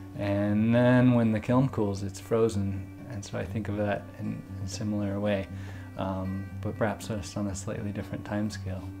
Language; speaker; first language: English; native; English